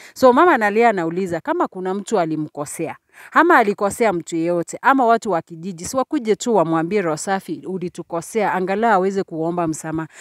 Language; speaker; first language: Swahili; non-native, local second language; Gusii